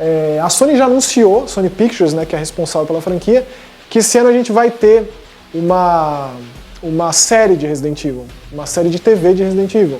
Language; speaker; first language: Portuguese; native; Portuguese